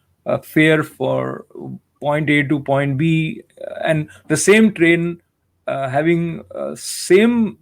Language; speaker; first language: English; non-native, local second language; Hindi